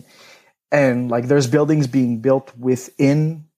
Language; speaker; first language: English; native; English